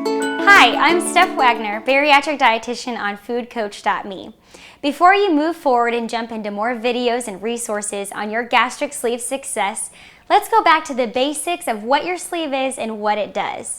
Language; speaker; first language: English; native; English